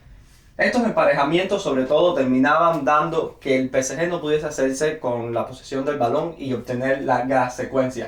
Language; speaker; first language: Spanish; native; Spanish